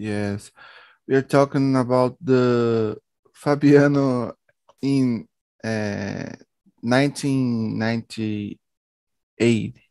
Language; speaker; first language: English; non-native, learner; Portuguese